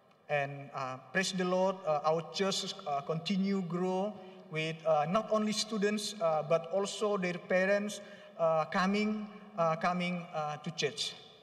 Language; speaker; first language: English; non-native, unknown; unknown